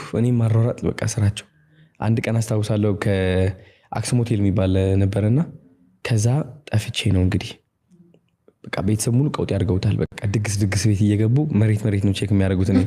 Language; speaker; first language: Amharic; non-native, local second language; Tigrinya